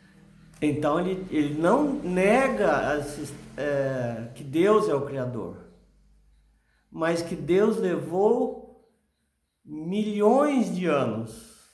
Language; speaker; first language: Portuguese; native; Portuguese